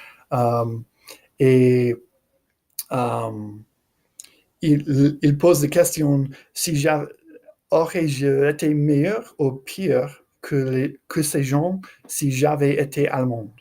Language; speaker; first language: French; non-native, learner; English